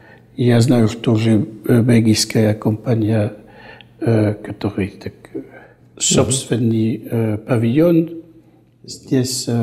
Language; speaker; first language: Russian; non-native, fluent; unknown